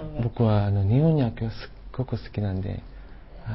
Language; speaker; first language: Japanese; non-native, fluent; Korean